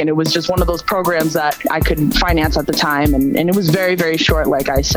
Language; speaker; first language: English; native; English